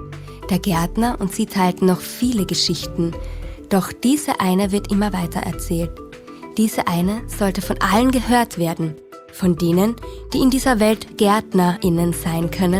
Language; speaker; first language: German; native; German